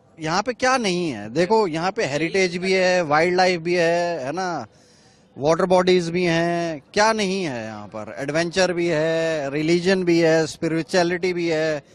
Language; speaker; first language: Hindi; native; Hindi